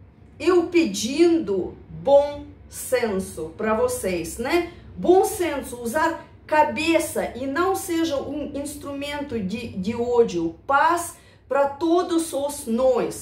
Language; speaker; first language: Portuguese; non-native, fluent; Russian